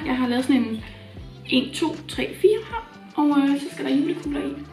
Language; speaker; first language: Danish; native; Danish